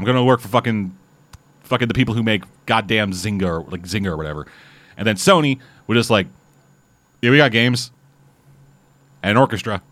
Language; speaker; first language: English; native; English